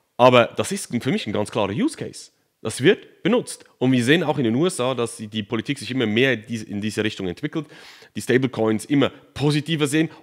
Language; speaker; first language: German; native; German